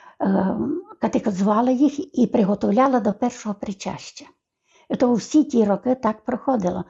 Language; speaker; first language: Ukrainian; native; Ukrainian